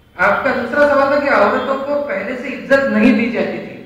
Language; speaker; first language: Hindi; non-native, local second language; Marathi